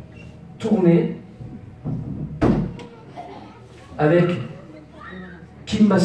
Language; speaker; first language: French; native; French